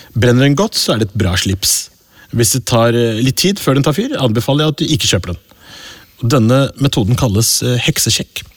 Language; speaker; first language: Norwegian; early bilingual, other home language; Urdu